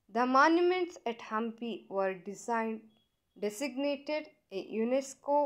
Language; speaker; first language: English; non-native, local second language; Kannada